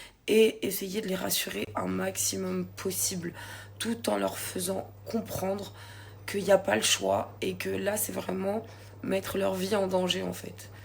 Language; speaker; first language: French; native; French